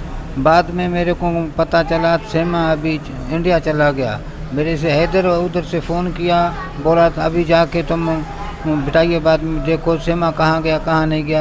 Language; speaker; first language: Hindi; non-native, learner; Baluchi